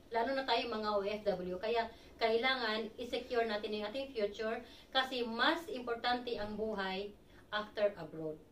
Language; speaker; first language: Filipino; native; Filipino